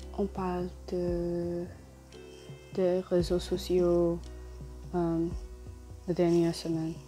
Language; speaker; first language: French; non-native, learner; English